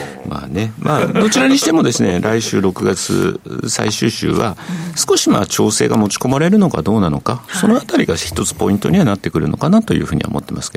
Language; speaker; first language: Japanese; native; Japanese